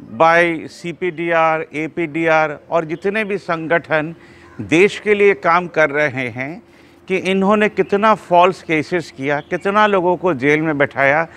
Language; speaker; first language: Hindi; non-native, local second language; Bangla